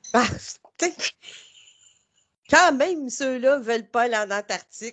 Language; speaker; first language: French; native; French